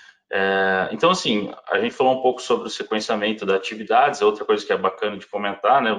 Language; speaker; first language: Portuguese; native; Portuguese